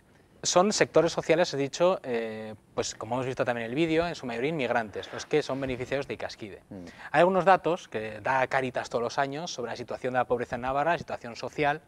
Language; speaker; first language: Spanish; native; Spanish